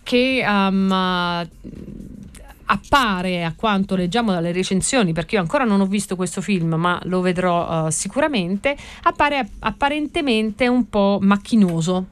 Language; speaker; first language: Italian; native; Italian